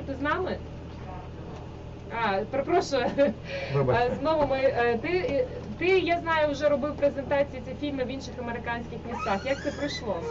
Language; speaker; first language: Ukrainian; native; Ukrainian